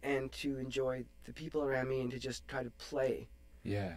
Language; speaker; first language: English; native; English